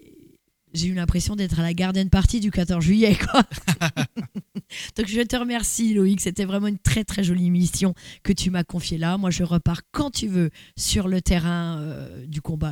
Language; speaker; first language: French; native; French